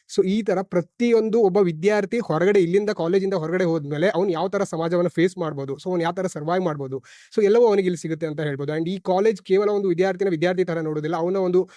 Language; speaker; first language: Kannada; native; Kannada